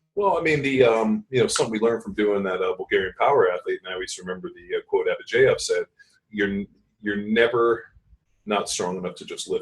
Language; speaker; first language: English; native; English